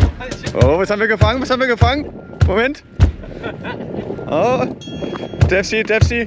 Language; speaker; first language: German; native; German